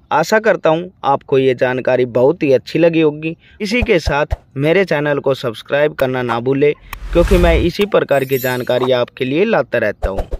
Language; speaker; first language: Hindi; native; Hindi